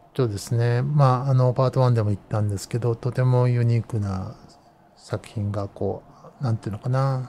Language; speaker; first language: Japanese; native; Japanese